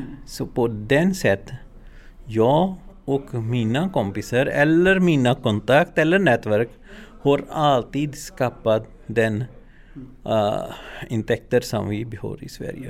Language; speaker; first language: Swedish; non-native, fluent; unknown